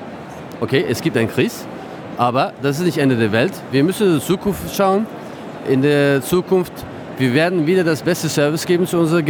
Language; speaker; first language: German; non-native, fluent; Turkish